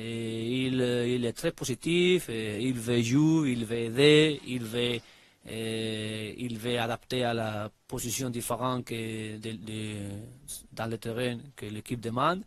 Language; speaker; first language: French; non-native, learner; Spanish